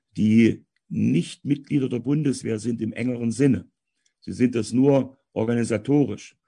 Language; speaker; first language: German; native; German